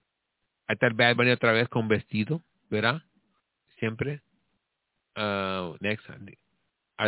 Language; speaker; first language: Spanish; early bilingual, heritage; Spanish